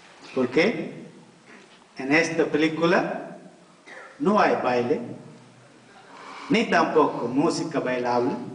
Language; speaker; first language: Spanish; non-native, fluent; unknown